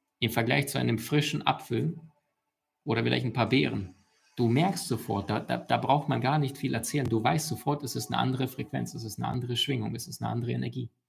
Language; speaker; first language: German; early bilingual, other home language; Russian